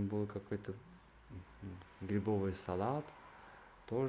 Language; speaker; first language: Russian; non-native, learner; Hungarian